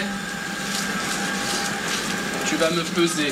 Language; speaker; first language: French; native; French